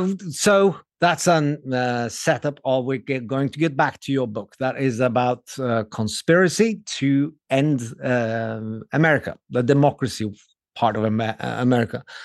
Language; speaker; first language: English; non-native, fluent; Norwegian